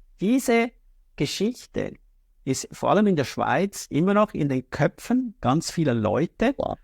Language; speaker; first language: German; native; German